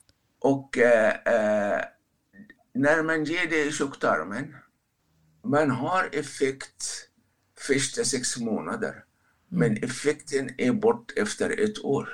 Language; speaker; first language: Swedish; non-native, fluent; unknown